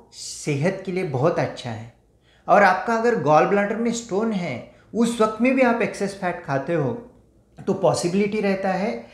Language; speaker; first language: Hindi; non-native, local second language; Marathi